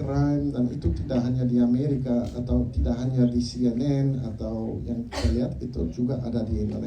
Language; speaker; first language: Indonesian; non-native, fluent; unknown